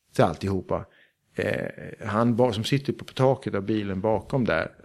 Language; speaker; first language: Swedish; early bilingual, heritage; Danish